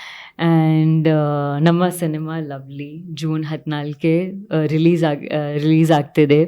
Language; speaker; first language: Kannada; non-native, learner; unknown